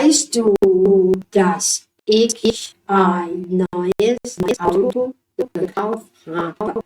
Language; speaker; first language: German; non-native, learner; Thai